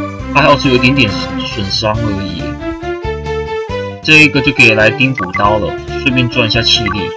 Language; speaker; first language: Chinese; native; Chinese